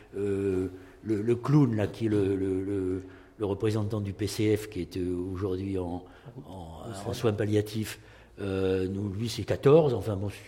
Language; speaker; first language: French; native; French